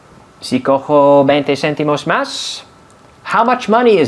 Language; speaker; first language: Spanish; non-native, fluent; English